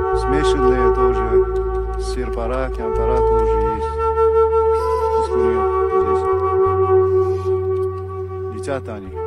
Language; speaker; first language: Russian; non-native, local second language; Uzbek